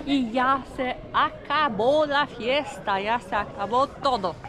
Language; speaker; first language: Spanish; non-native, fluent; Portuguese